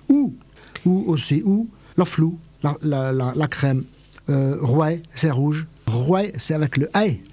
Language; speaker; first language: French; native; French